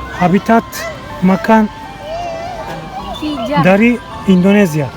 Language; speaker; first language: Indonesian; non-native, learner; Turkish